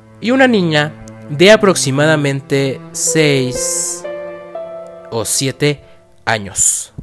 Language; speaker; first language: Spanish; native; Spanish